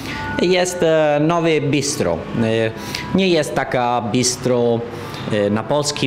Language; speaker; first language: Polish; non-native, learner; Italian